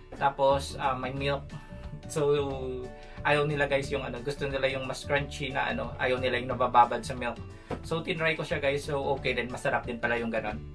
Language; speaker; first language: Filipino; non-native, local second language; Hiligaynon